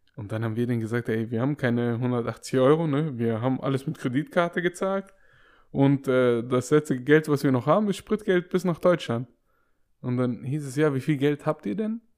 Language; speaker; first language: German; native; German